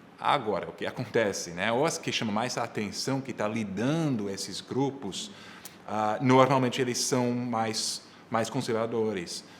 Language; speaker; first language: Portuguese; non-native, fluent; English